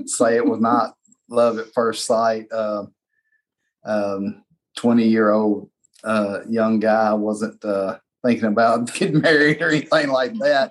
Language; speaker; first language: English; native; English